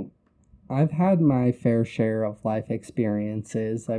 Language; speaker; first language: English; native; English